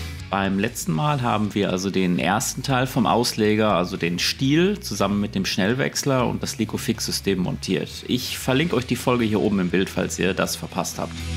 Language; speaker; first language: German; native; German